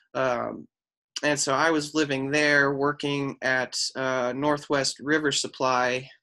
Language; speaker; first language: English; native; English